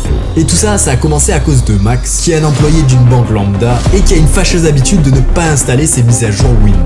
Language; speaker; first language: French; native; French